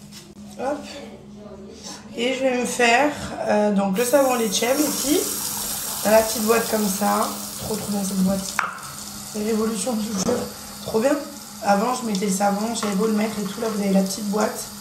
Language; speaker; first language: French; native; French